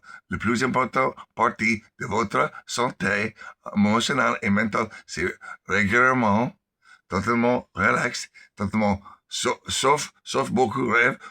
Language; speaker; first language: French; non-native, learner; English